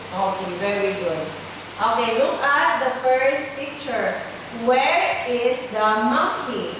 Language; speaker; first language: English; non-native, fluent; Vietnamese